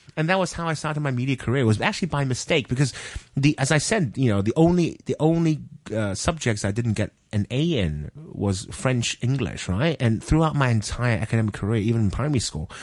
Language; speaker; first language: English; non-native, local second language; Cantonese